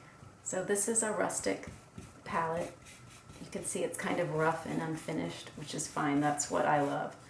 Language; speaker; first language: English; native; English